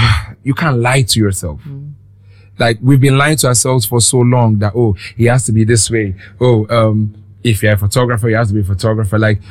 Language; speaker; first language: English; non-native, local second language; Yoruba